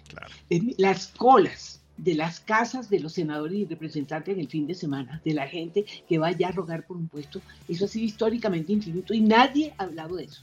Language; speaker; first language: Spanish; native; Spanish